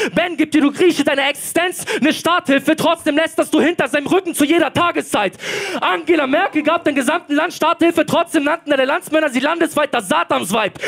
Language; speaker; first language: German; early bilingual, other home language; Polish